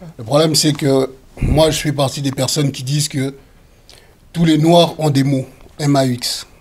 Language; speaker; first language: French; early bilingual, other home language; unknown